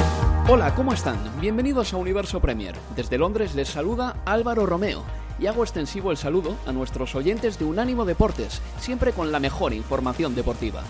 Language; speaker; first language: Spanish; native; Spanish